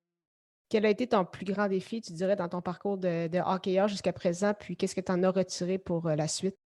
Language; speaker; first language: French; native; French